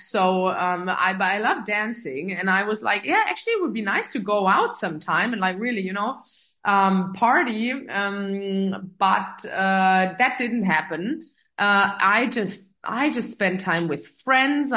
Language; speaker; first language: English; non-native, fluent; German